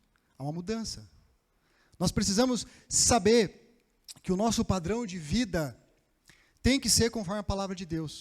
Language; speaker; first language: Portuguese; native; Portuguese